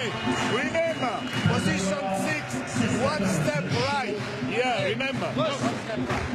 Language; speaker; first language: English; non-native, learner; Italian